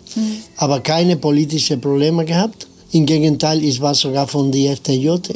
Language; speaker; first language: German; non-native, learner; Spanish